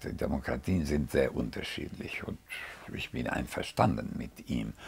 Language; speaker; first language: German; non-native, fluent; Hungarian